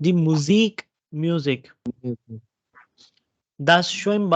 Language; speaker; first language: German; non-native, fluent; Urdu